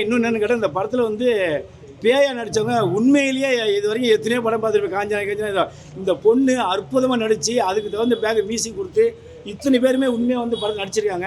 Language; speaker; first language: Tamil; native; Tamil